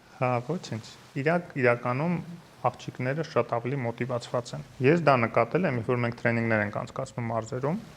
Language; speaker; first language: Armenian; native; Armenian